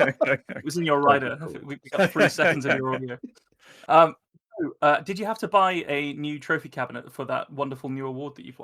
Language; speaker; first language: English; native; English